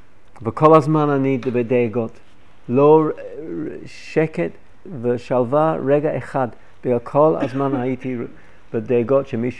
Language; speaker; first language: Hebrew; non-native, fluent; English